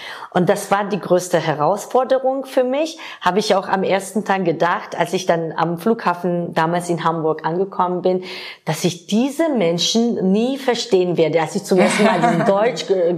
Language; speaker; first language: German; non-native, fluent; Georgian